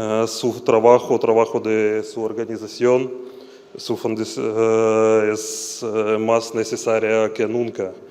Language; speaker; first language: Spanish; non-native, fluent; Ukrainian